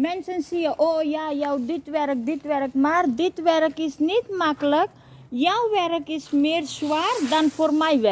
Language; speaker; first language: Dutch; non-native, learner; Hindi